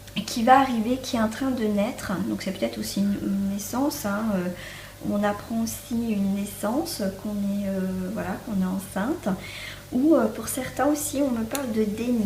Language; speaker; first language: French; native; French